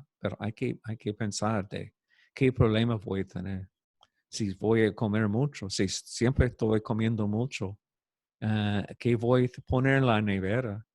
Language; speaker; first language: Spanish; non-native, fluent; English